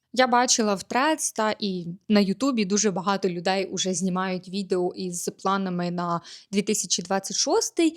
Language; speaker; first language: Ukrainian; native; Ukrainian